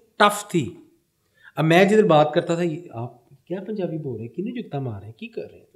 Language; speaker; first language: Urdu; early bilingual, heritage; Punjabi